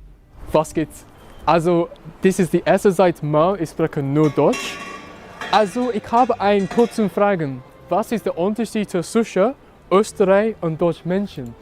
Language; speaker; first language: German; non-native, learner; English